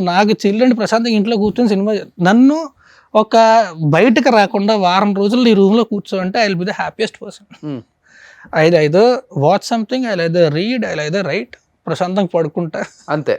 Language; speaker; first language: Telugu; native; Telugu